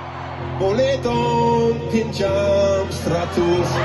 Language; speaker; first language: Indonesian; non-native, learner; English